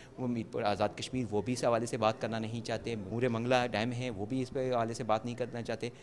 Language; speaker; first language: Urdu; non-native, local second language; Pahari-Potwari